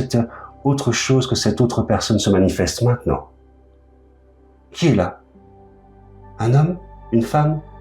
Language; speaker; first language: French; native; French